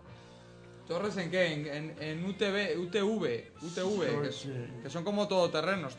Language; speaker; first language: Spanish; native; Spanish